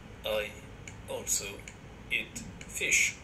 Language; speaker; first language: English; non-native, fluent; French